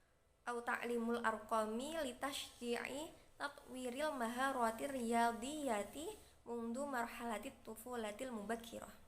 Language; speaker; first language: Arabic; non-native, learner; Indonesian